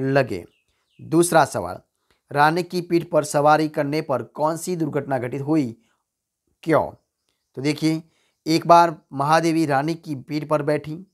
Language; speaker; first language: Hindi; non-native, local second language; Gujarati